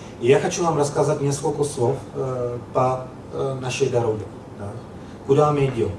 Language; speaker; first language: Russian; non-native, learner; Czech